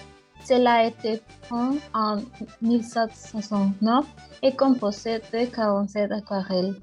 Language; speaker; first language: French; non-native, learner; Spanish